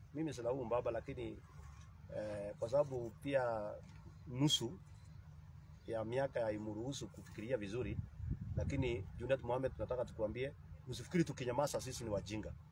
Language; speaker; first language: Swahili; native; Swahili